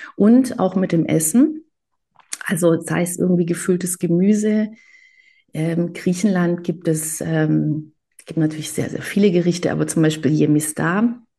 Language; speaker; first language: German; native; German